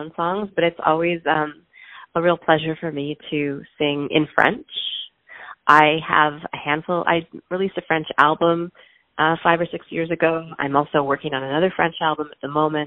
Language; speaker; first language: English; native; English